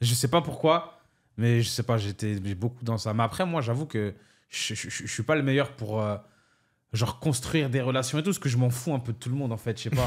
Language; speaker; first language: French; native; French